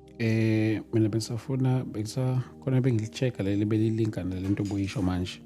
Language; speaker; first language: Zulu; native; Zulu